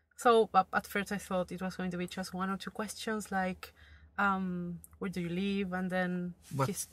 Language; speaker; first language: English; non-native, fluent; Spanish